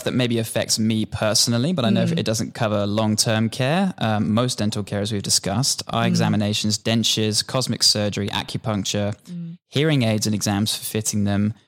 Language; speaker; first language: English; native; English